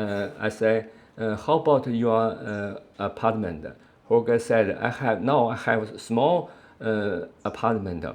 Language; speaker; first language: English; non-native, learner; Chinese